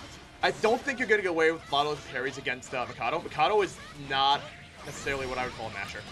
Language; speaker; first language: English; native; English